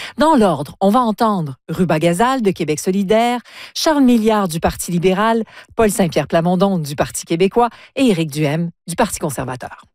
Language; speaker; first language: French; native; French